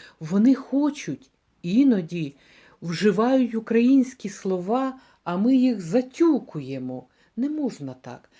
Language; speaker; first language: Ukrainian; native; Ukrainian